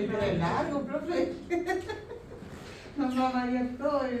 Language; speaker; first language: Spanish; native; Spanish